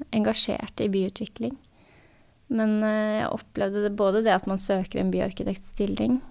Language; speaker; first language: Norwegian; native; Norwegian